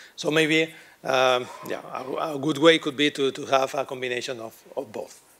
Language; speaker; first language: English; non-native, fluent; Catalan